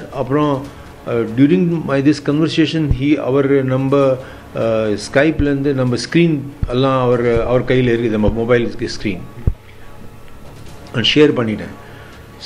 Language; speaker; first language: Tamil; non-native, local second language; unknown